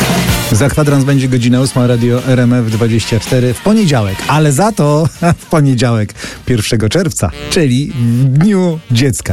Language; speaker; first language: Polish; native; Polish